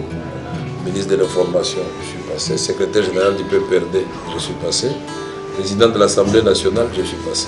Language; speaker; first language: French; non-native, local second language; Swahili